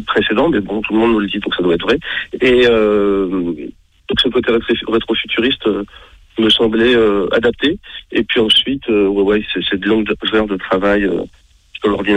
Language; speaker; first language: French; native; French